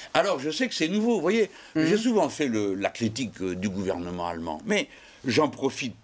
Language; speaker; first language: French; native; French